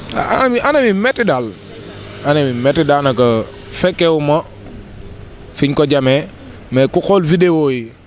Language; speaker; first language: Wolof; native; Wolof